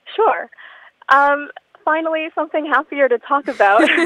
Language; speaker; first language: English; non-native, local second language; Filipino